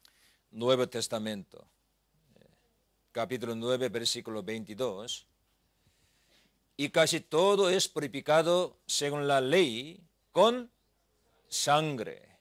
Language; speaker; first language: Spanish; non-native, learner; Korean